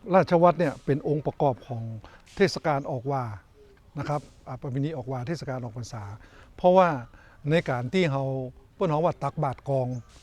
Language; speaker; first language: Thai; native; Thai